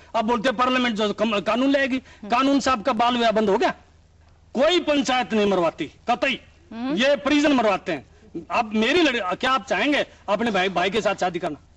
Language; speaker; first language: Hindi; native; Hindi